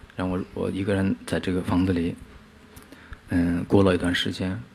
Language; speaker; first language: Chinese; native; Chinese